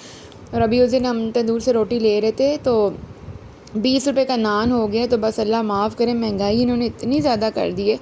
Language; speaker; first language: Urdu; native; Urdu